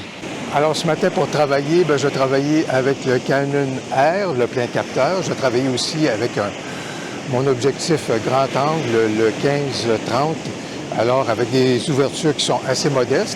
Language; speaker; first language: French; native; French